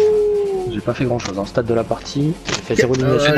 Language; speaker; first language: French; native; French